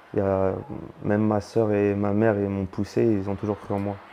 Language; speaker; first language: French; native; French